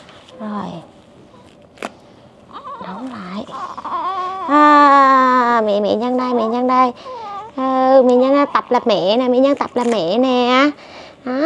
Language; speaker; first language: Vietnamese; native; Vietnamese